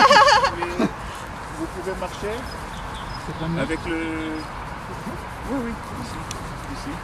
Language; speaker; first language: French; native; French